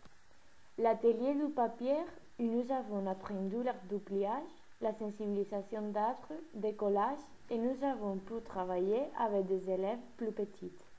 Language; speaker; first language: French; non-native, learner; Spanish